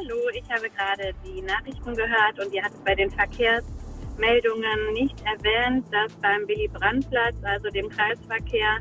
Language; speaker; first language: German; native; German